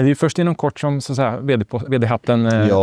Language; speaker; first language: Swedish; native; Swedish